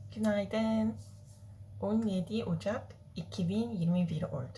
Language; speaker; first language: Turkish; non-native, learner; Korean